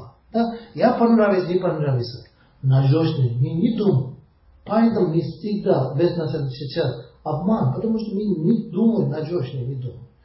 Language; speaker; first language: Russian; non-native, learner; Tibetan